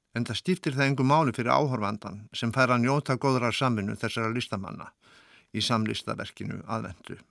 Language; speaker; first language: Icelandic; native; Icelandic